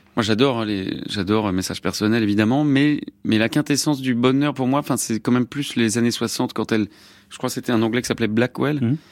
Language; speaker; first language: French; native; French